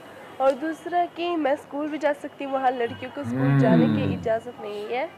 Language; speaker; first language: Hindi; non-native, learner; Pashto